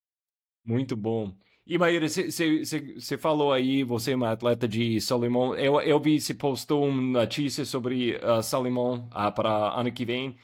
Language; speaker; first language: Portuguese; non-native, fluent; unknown